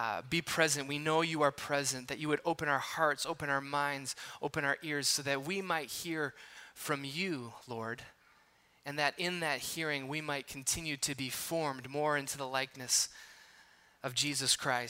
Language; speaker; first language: English; native; English